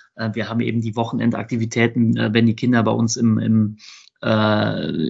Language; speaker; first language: German; native; German